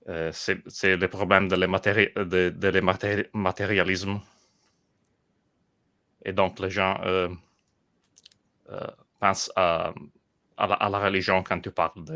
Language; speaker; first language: French; non-native, learner; Italian